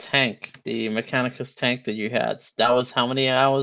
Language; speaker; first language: English; native; English